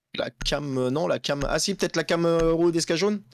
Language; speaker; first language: French; native; French